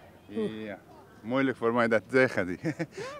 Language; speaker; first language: Dutch; non-native, learner; Chinese